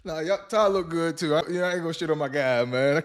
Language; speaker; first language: English; native; English